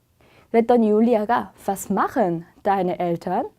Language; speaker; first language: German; non-native, fluent; Korean